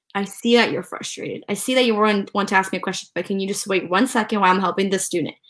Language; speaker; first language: English; early bilingual, other home language; Ukrainian